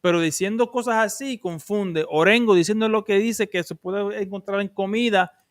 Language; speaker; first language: Spanish; early bilingual, other home language; English